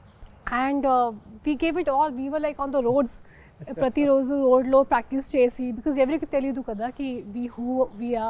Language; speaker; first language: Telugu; non-native, local second language; Hindi